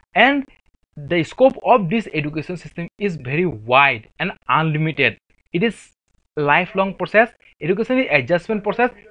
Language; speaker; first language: English; non-native, local second language; Assamese